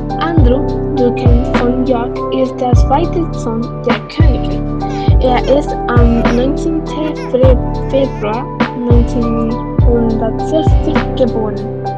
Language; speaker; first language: German; non-native, learner; Spanish